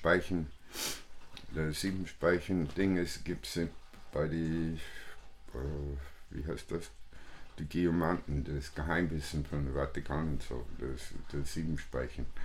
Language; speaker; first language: German; non-native, fluent; English